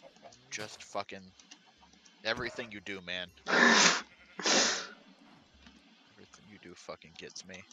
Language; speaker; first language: English; native; English